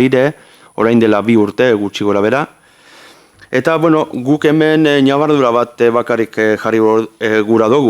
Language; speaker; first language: Basque; native; Basque